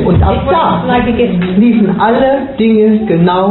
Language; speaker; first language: German; native; German